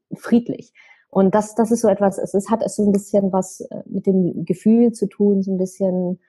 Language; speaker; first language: German; native; German